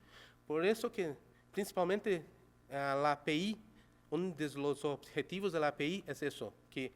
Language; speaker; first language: Spanish; non-native, local second language; Portuguese